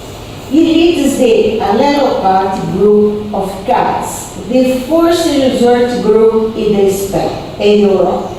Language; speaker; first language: English; non-native, fluent; Portuguese